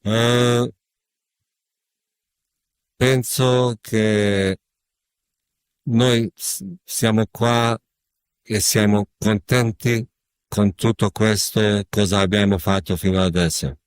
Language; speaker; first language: Italian; non-native, fluent; Bosnian